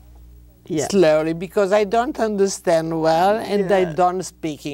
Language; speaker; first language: English; non-native, learner; Italian